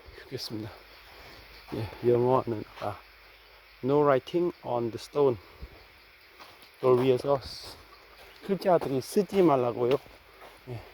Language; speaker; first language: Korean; non-native, fluent; Khmer